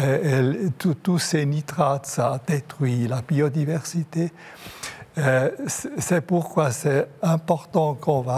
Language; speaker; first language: French; non-native, local second language; German